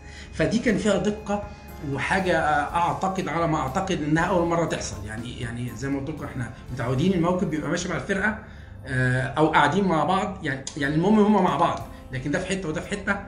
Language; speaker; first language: Arabic; native; Arabic